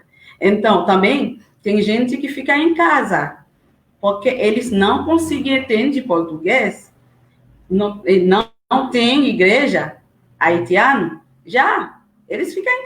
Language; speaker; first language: Portuguese; non-native, learner; Haitian Creole